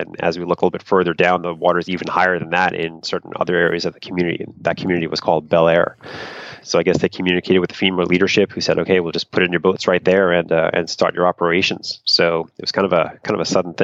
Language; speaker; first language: English; native; English